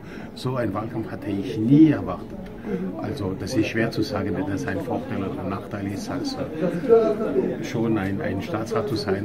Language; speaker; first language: German; non-native, local second language; French